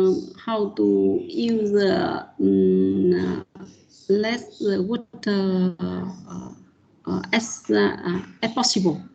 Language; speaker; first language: English; non-native, learner; Vietnamese